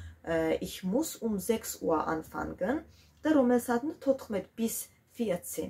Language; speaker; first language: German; non-native, fluent; Georgian